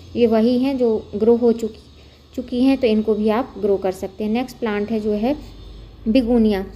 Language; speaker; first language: Hindi; non-native, local second language; Gujarati